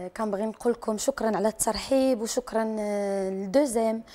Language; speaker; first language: Arabic; native; Arabic